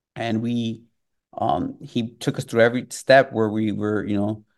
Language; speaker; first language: English; native; English